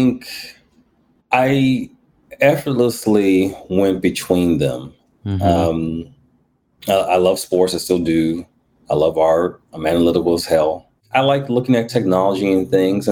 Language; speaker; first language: English; native; English